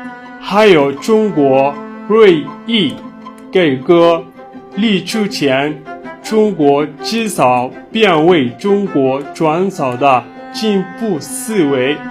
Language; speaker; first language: Chinese; non-native, learner; Somali